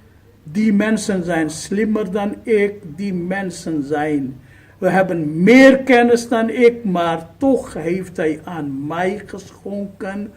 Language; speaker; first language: Dutch; non-native, fluent; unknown